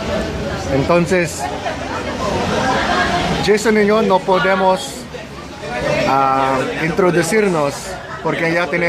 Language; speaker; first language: Spanish; non-native, fluent; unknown